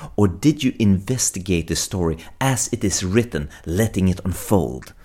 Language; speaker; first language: English; non-native, fluent; Swedish